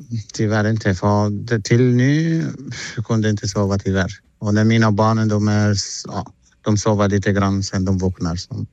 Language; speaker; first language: Swedish; non-native, learner; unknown